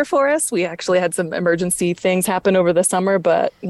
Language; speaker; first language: English; native; English